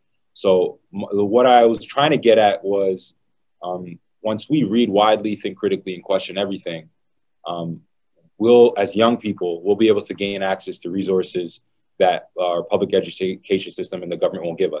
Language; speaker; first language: English; native; English